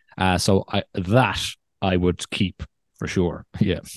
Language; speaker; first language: English; native; English